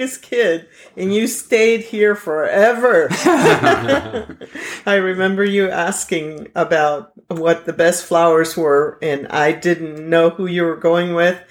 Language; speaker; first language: English; non-native, fluent; Spanish